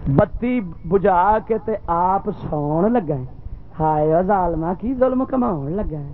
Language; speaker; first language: Urdu; native; Urdu